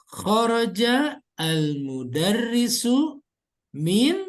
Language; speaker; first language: Arabic; non-native, fluent; Indonesian